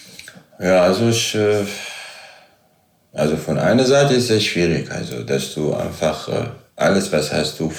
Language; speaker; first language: German; non-native, learner; Arabic